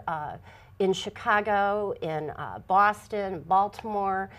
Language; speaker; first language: English; native; English